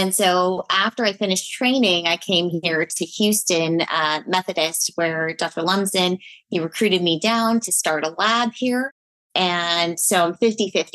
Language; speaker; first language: English; native; English